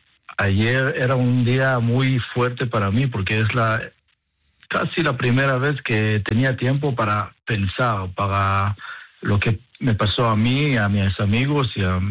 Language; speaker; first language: Spanish; non-native, learner; Hebrew